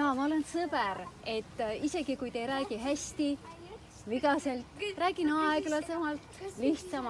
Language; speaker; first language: Estonian; non-native, local second language; Russian